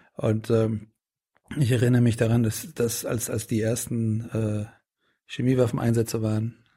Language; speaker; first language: German; early bilingual, other home language; Persian